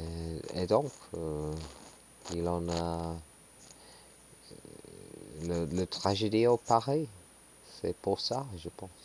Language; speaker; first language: French; non-native, learner; English